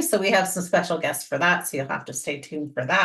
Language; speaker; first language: English; native; English